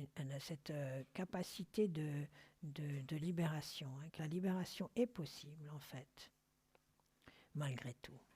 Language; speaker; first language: French; native; French